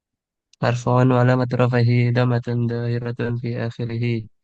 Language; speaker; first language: Arabic; non-native, learner; Indonesian